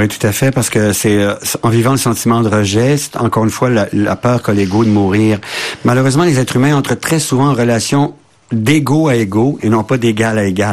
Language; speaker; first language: French; native; French